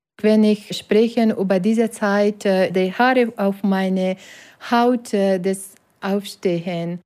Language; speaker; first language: German; non-native, learner; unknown